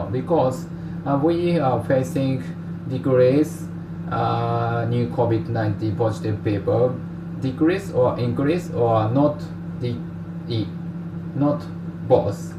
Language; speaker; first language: English; non-native, learner; Japanese